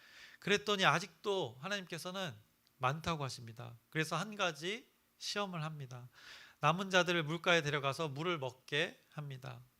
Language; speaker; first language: Korean; native; Korean